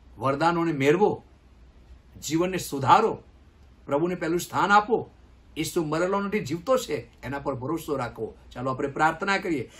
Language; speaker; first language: Gujarati; non-native, local second language; Gamit